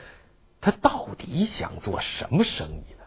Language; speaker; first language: Chinese; native; Chinese